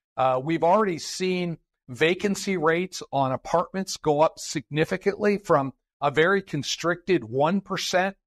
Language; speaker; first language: English; native; English